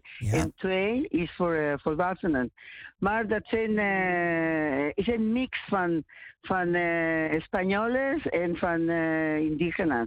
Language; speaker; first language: Dutch; non-native, learner; Spanish